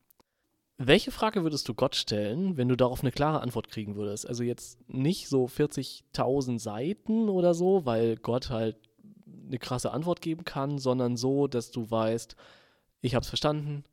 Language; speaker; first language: German; native; German